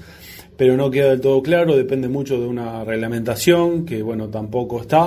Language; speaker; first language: Spanish; native; Spanish